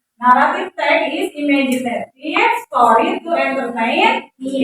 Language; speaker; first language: English; non-native, learner; Indonesian